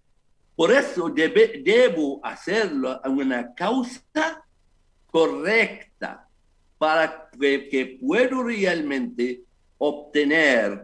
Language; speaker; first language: Spanish; non-native, fluent; Arabic